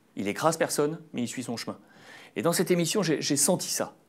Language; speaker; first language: French; native; French